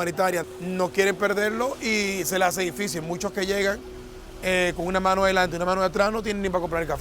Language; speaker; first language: Spanish; native; Spanish